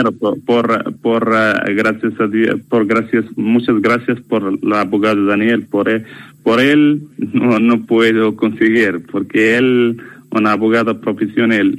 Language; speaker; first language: Spanish; non-native, learner; Arabic